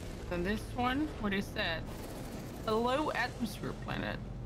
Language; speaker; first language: English; non-native, fluent; Dutch